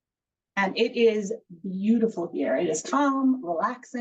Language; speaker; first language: English; native; English